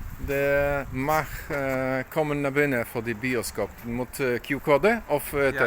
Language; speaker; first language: Dutch; non-native, learner; Polish